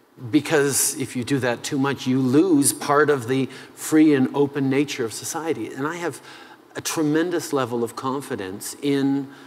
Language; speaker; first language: English; early bilingual, other home language; French